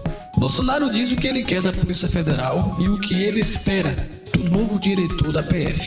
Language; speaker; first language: Portuguese; native; Portuguese